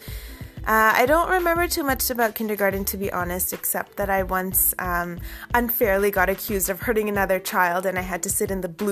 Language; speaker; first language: English; early bilingual, other home language; Urdu